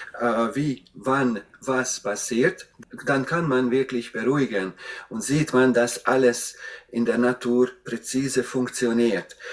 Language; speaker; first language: German; non-native, fluent; Hungarian